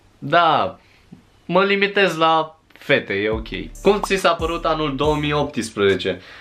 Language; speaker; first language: Romanian; early bilingual, other home language; Chinese